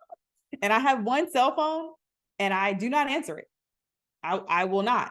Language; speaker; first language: English; native; English